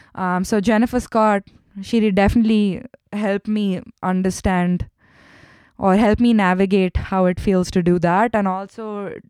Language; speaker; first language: English; non-native, local second language; Tamil